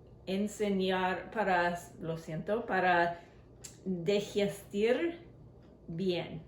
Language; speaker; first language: Spanish; non-native, learner; English